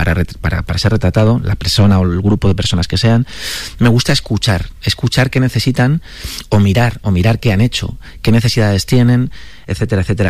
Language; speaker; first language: Spanish; native; Spanish